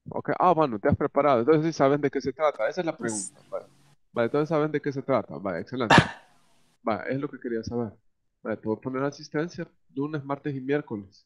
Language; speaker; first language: Spanish; native; Spanish